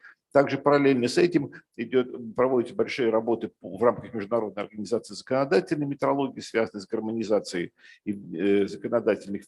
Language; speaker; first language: Russian; native; Russian